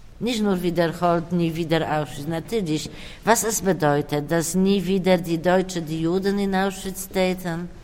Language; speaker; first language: German; non-native, fluent; Polish